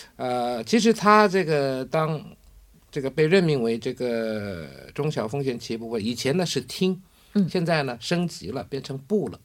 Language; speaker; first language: Chinese; non-native, fluent; Korean